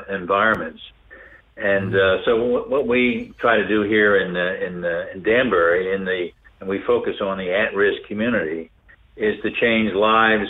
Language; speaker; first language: English; native; English